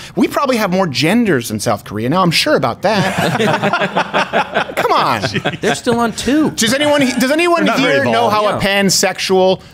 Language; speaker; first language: English; native; English